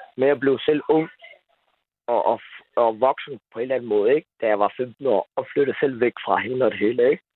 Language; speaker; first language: Danish; early bilingual, other home language; Somali